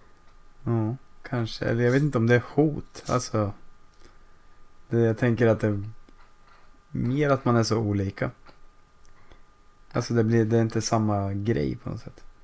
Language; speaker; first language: Swedish; native; Swedish